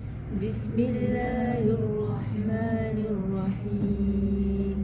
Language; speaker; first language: Arabic; non-native, learner; Malay